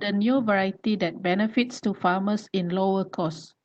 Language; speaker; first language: English; non-native, fluent; Malay